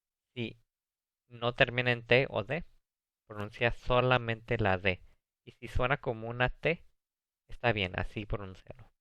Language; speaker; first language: Spanish; early bilingual, heritage; English